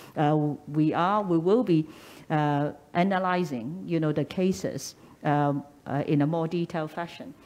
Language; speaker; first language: English; non-native, local second language; Cantonese